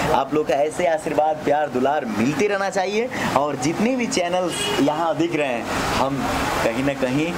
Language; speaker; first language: Hindi; native; Hindi